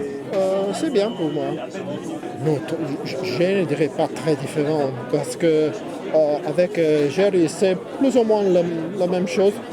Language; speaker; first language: French; non-native, fluent; Italian